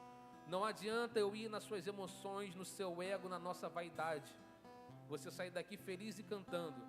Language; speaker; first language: Portuguese; native; Portuguese